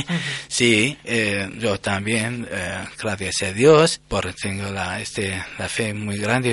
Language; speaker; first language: Spanish; non-native, learner; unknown